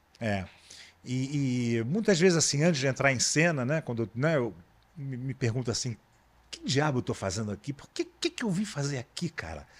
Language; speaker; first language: Portuguese; native; Portuguese